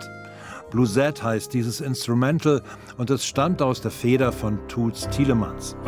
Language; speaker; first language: German; native; German